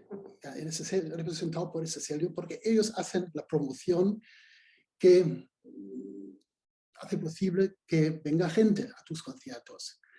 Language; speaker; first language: Spanish; non-native, fluent; German